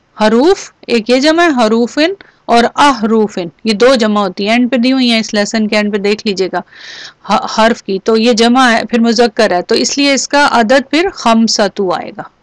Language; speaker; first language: Urdu; native; Urdu